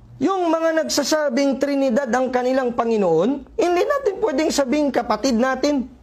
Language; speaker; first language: Filipino; non-native, local second language; Maranao